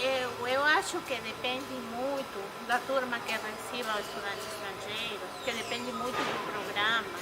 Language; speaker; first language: Portuguese; non-native, fluent; Spanish